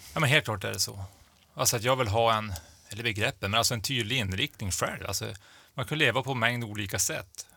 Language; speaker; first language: Swedish; native; Swedish